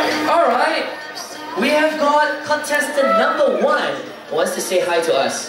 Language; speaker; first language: English; non-native, local second language; Chinese